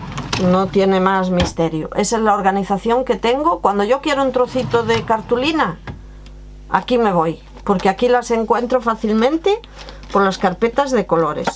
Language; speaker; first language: Spanish; native; Spanish